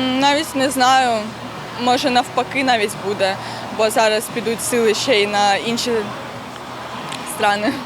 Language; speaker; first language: Ukrainian; non-native, local second language; Russian